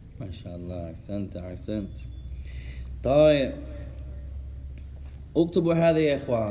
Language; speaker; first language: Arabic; non-native, fluent; English